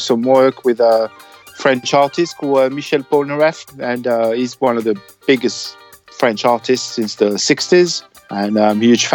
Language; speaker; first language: English; non-native, fluent; French